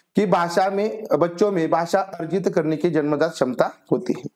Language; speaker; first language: Hindi; non-native, local second language; Marathi